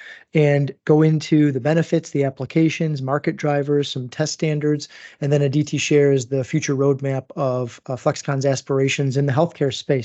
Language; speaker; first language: English; native; English